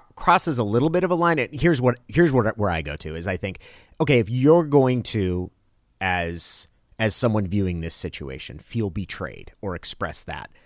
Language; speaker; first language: English; early bilingual, other home language; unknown